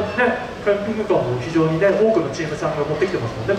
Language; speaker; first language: Japanese; native; Japanese